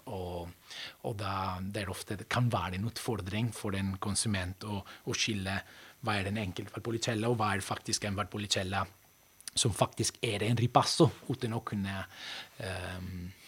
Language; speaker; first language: Norwegian; non-native, fluent; Italian